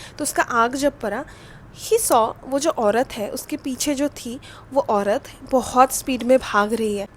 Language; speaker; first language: Hindi; non-native, local second language; Bangla